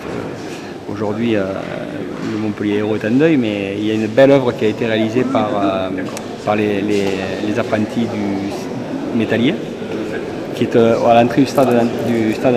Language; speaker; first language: French; native; French